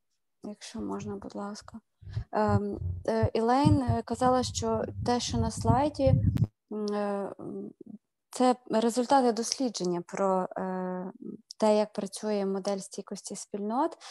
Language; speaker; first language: Ukrainian; native; Ukrainian